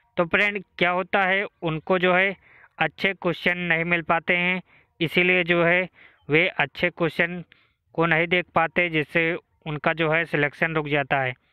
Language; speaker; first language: Hindi; native; Hindi